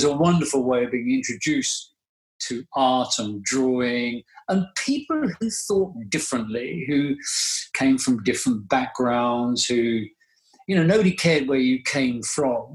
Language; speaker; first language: English; native; English